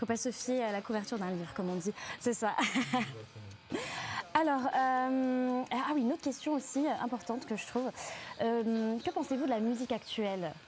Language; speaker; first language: French; native; French